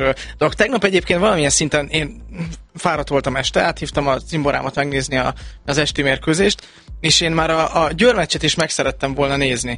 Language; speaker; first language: Hungarian; native; Hungarian